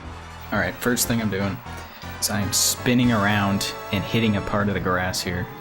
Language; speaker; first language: English; native; English